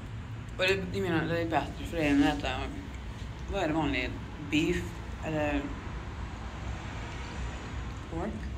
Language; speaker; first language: Swedish; early bilingual, heritage; Swedish